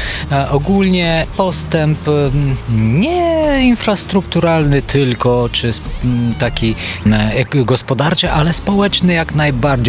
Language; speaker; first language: Polish; non-native, fluent; Bulgarian